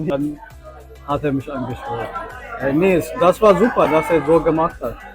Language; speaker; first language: German; non-native, fluent; Amharic